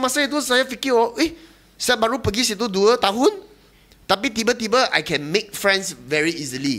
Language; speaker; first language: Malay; non-native, local second language; Chinese